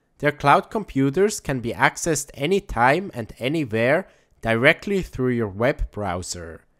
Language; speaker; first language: English; non-native, fluent; German